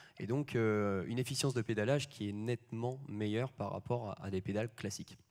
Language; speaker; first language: French; native; French